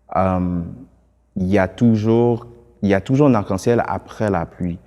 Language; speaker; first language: French; early bilingual, other home language; Haitian Creole